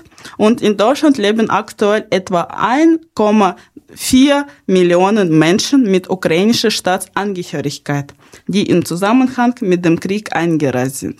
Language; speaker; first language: German; non-native, fluent; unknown